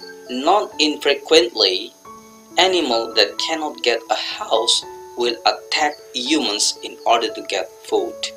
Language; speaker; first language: English; non-native, fluent; Indonesian